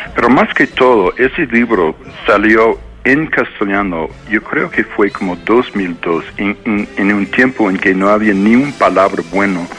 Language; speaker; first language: Spanish; non-native, fluent; English